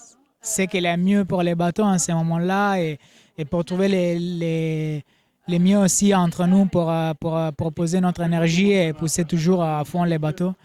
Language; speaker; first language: French; non-native, fluent; Italian